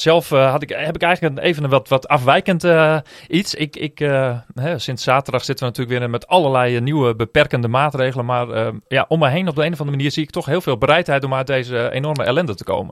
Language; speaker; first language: Dutch; native; Dutch